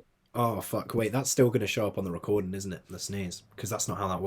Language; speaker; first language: English; native; English